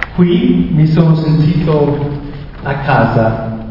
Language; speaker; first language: Italian; non-native, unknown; English